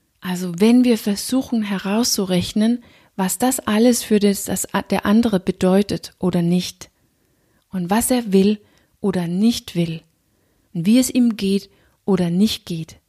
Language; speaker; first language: German; non-native, fluent; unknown